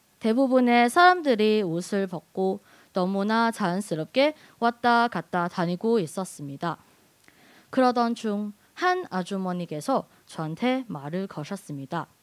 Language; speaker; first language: Korean; non-native, fluent; Cantonese